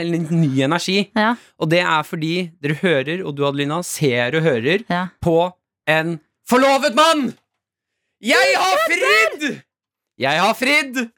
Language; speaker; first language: Norwegian; native; Norwegian